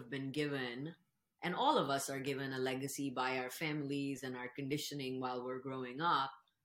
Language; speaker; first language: English; non-native, local second language; Urdu